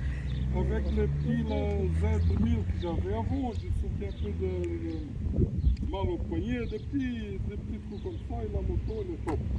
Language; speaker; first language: French; non-native, fluent; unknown